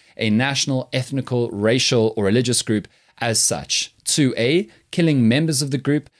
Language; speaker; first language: English; native; English